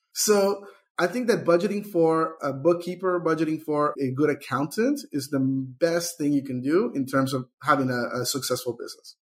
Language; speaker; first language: English; early bilingual, other home language; Spanish